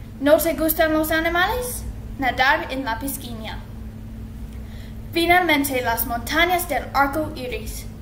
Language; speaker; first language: Spanish; non-native, learner; English